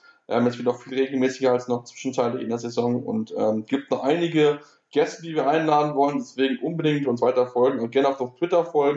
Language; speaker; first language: German; native; German